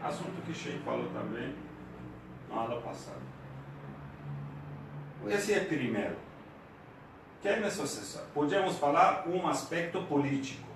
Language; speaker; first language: Portuguese; non-native, fluent; Persian